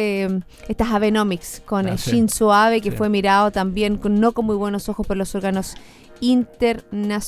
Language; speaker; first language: Spanish; native; Spanish